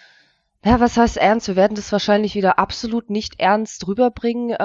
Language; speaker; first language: German; early bilingual, other home language; Russian